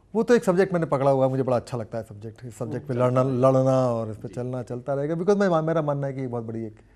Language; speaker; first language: Hindi; native; Hindi